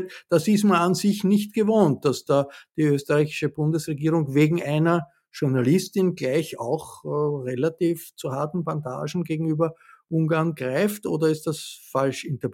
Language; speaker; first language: German; native; German